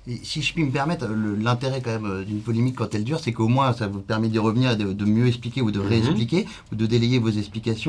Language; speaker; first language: French; native; French